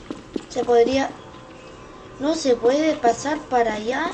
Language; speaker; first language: Spanish; native; Spanish